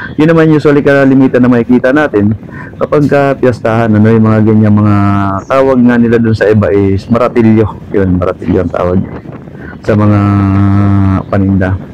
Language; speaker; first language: Filipino; non-native, local second language; Waray